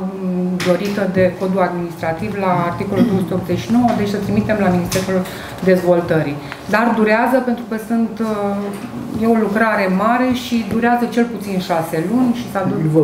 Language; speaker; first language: Romanian; native; Romanian